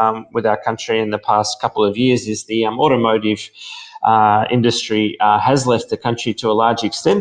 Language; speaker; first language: English; native; English